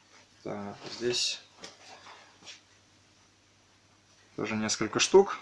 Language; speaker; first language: Russian; native; Russian